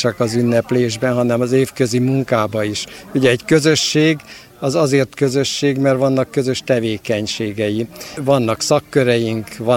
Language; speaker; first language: Hungarian; native; Hungarian